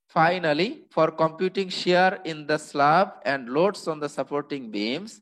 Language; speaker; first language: English; non-native, local second language; Bangla